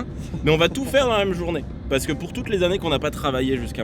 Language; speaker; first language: French; native; French